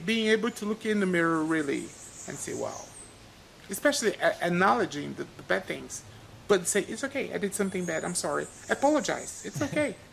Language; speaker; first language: English; non-native, fluent; Portuguese